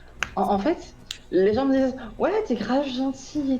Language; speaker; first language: French; native; French